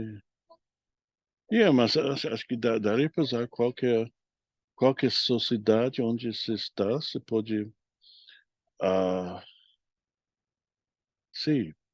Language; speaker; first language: Portuguese; non-native, fluent; English